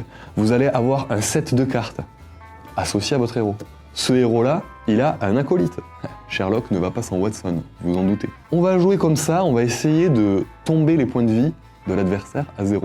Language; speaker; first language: French; native; French